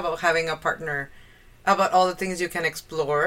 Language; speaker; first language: English; non-native, fluent; Spanish